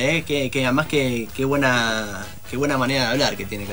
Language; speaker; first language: Spanish; native; Spanish